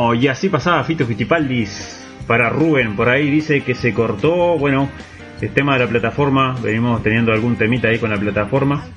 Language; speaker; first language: Spanish; native; Spanish